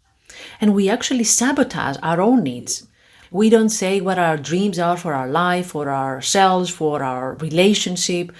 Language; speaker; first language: English; non-native, fluent; Greek